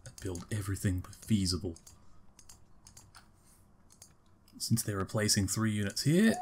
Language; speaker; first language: English; native; English